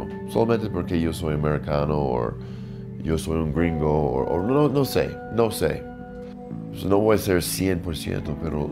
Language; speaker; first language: Spanish; non-native, learner; English